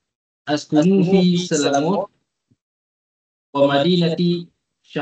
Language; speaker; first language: Arabic; non-native, learner; Malay